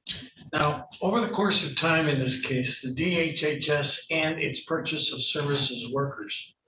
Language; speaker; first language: English; native; English